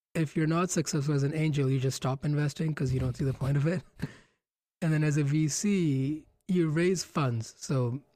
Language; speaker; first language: English; non-native, local second language; Hindi